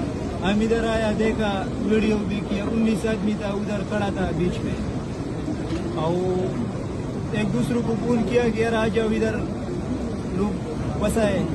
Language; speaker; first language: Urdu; non-native, local second language; Pashto